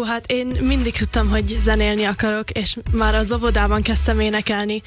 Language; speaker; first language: Hungarian; early bilingual, heritage; Hungarian